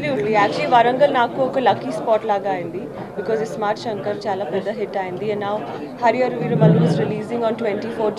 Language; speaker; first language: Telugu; non-native, learner; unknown